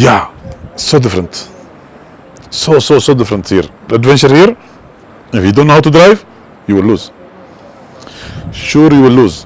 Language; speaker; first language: English; non-native, learner; Arabic